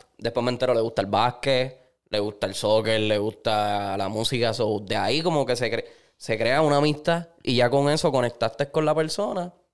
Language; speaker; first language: Spanish; native; Spanish